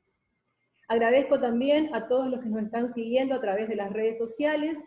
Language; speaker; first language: Spanish; native; Spanish